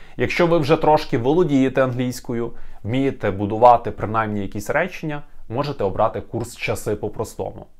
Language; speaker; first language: Ukrainian; native; Ukrainian